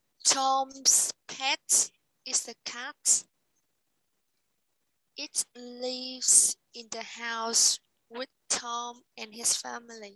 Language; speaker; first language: English; non-native, fluent; Vietnamese